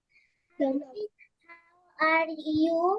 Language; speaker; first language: English; non-native, learner; Bangla